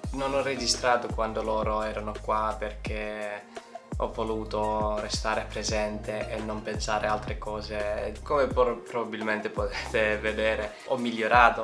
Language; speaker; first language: Italian; non-native, learner; Finnish